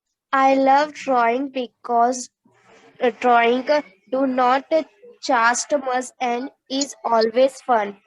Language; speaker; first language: English; non-native, learner; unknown